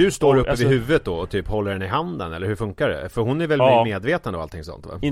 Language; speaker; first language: Swedish; native; Swedish